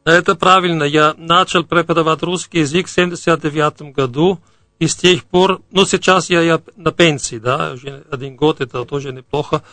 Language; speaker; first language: Russian; non-native, fluent; German